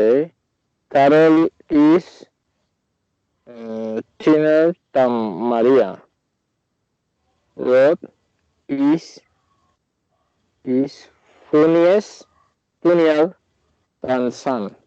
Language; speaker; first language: English; non-native, learner; Spanish